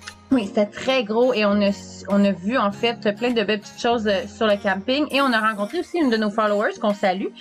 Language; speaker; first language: French; native; French